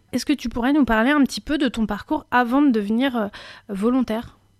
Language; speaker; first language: French; native; French